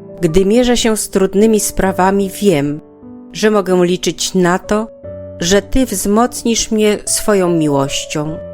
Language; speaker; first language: Polish; native; Polish